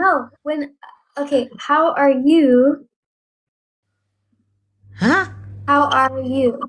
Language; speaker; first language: English; non-native, learner; Amharic